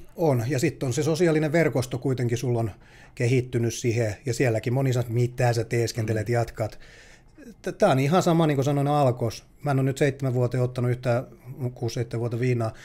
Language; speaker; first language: Finnish; native; Finnish